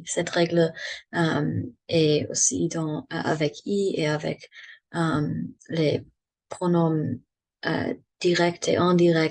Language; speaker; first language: French; non-native, learner; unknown